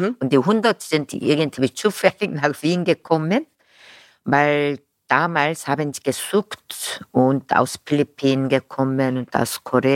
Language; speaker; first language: German; non-native, fluent; Korean